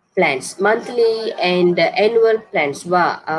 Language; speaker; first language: English; non-native, local second language; Tamil